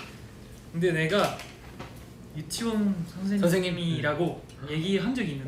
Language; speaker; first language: Korean; non-native, fluent; Japanese